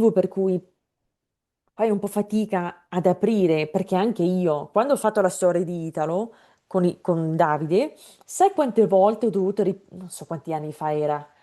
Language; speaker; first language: Italian; non-native, fluent; English